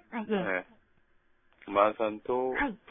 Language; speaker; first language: Japanese; non-native, learner; Korean